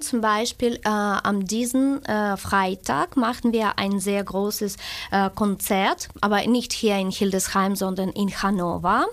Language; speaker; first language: German; non-native, fluent; Ukrainian